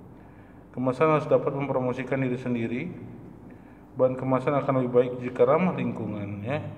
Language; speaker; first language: Indonesian; native; Indonesian